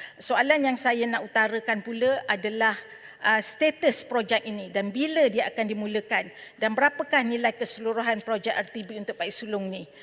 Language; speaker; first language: Malay; native; Malay